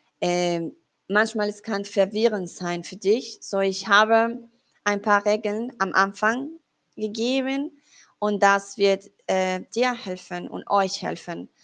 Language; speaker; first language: German; non-native, fluent; Spanish